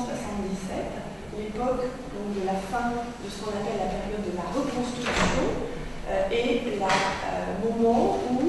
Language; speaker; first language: French; native; French